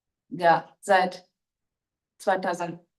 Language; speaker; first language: German; non-native, fluent; Japanese